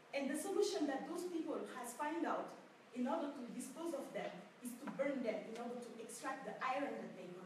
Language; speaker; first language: English; non-native, fluent; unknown